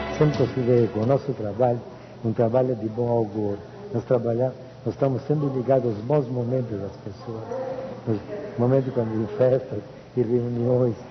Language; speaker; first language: Portuguese; non-native, fluent; Italian